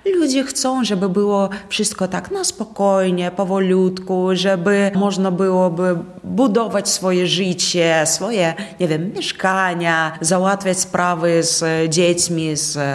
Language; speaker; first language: Polish; non-native, fluent; Russian